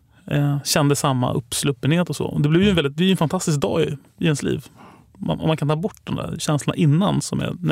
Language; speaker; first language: Swedish; native; Swedish